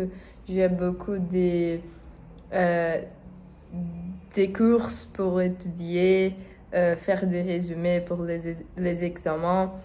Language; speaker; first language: French; non-native, learner; Portuguese